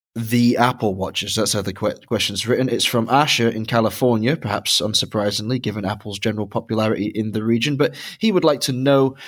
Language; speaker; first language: English; native; English